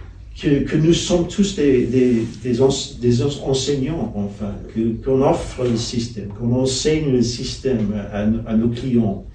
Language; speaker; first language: French; non-native, fluent; English